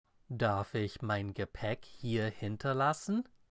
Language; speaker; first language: German; non-native, fluent; English